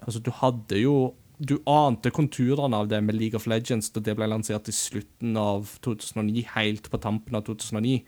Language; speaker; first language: Norwegian; native; Norwegian